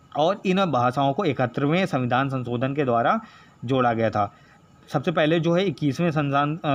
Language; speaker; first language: Hindi; native; Hindi